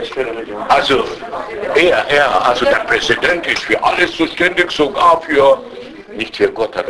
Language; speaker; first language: German; non-native, fluent; Arabic